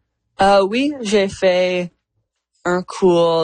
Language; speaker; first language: French; non-native, local second language; English